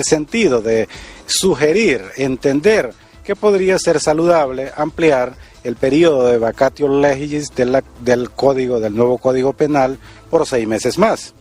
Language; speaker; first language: Spanish; native; Spanish